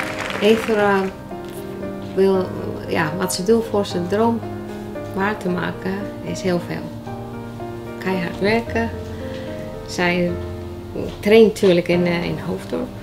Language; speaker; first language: Dutch; non-native, fluent; Icelandic